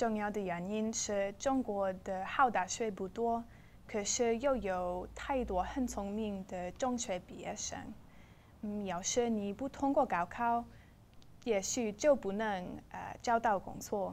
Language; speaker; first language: Chinese; non-native, learner; English